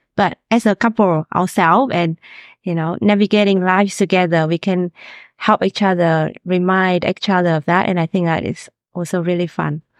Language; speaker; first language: English; non-native, fluent; Vietnamese